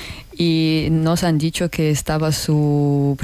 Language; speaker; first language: Spanish; non-native, learner; Russian